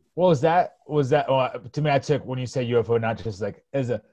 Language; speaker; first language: English; native; English